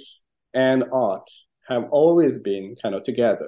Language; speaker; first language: English; non-native, fluent; Chinese